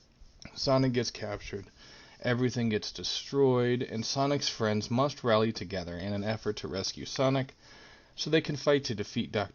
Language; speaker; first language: English; native; English